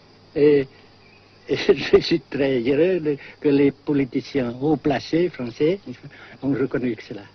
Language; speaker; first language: French; non-native, fluent; Vietnamese